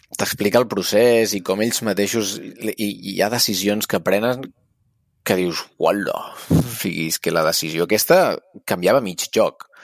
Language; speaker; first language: Catalan; native; Catalan